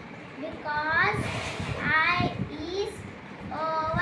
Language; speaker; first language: English; non-native, learner; Urdu